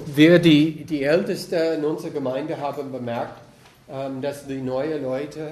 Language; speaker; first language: German; non-native, fluent; English